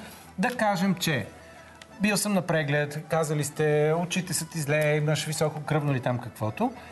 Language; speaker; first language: Bulgarian; native; Bulgarian